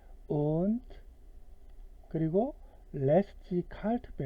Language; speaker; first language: German; non-native, fluent; Korean